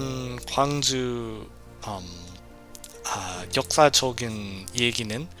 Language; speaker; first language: Korean; non-native, fluent; English